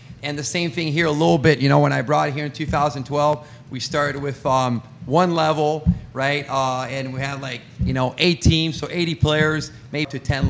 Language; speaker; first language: English; non-native, fluent; French